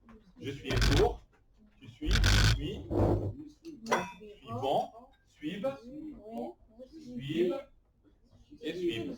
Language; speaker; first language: French; native; French